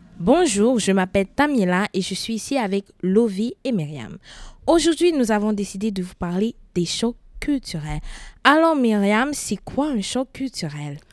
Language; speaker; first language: French; non-native, local second language; Haitian Creole